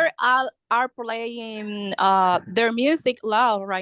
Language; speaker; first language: English; non-native, fluent; Spanish